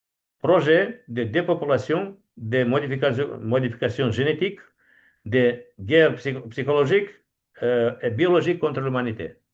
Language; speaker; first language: French; non-native, fluent; Romanian